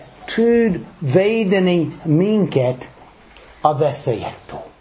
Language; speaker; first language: Hungarian; non-native, fluent; English